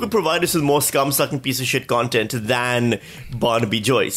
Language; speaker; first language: English; non-native, local second language; Urdu